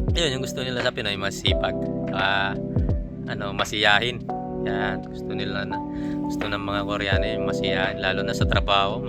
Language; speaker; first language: Filipino; non-native, local second language; Pampanga